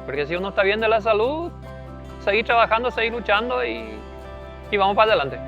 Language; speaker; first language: Spanish; early bilingual, other home language; German